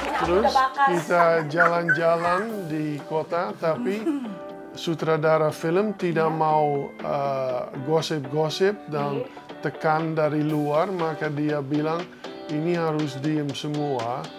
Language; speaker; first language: Indonesian; non-native, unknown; Dutch